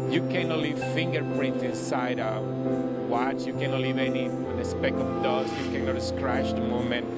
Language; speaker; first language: English; non-native, fluent; Spanish